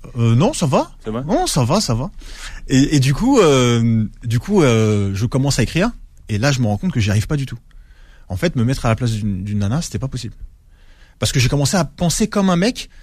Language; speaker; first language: French; native; French